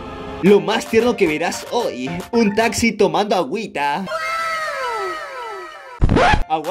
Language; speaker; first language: Spanish; native; Spanish